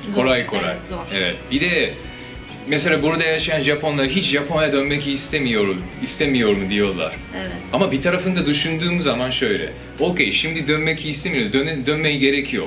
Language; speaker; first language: Turkish; non-native, fluent; Japanese